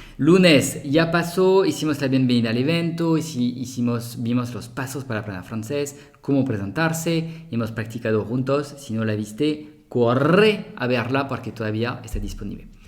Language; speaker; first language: Spanish; non-native, fluent; French